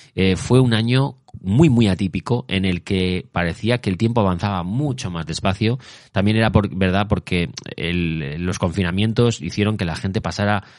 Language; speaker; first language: Spanish; native; Spanish